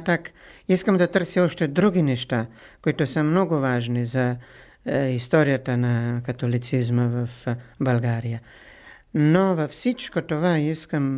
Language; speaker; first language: Bulgarian; non-native, fluent; Italian